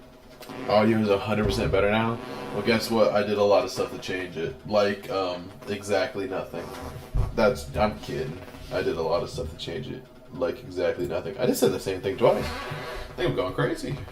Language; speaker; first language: English; native; English